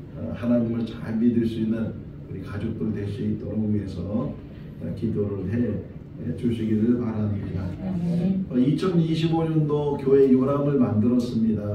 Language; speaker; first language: Korean; native; Korean